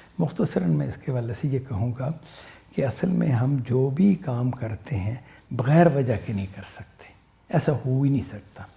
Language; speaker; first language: Urdu; non-native, local second language; Punjabi